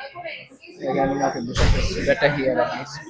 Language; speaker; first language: English; non-native, fluent; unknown